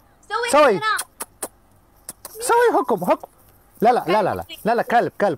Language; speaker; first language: Arabic; non-native, learner; Pashto